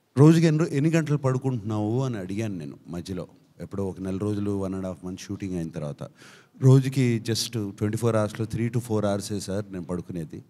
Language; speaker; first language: Telugu; native; Telugu